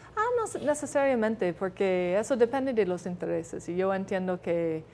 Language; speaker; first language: Spanish; non-native, fluent; English